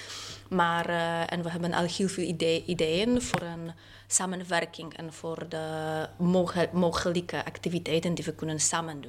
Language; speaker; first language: Dutch; non-native, fluent; Polish